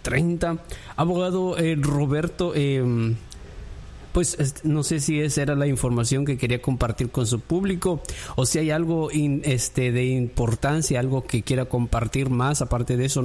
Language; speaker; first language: Spanish; native; Spanish